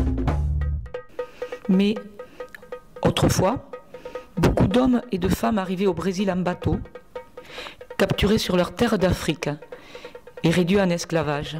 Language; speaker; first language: French; native; French